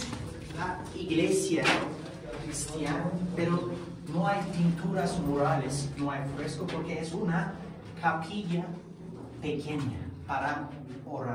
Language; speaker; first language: Spanish; non-native, fluent; Turkish